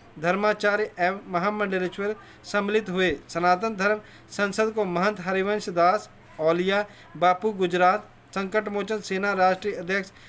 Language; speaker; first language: Hindi; native; Hindi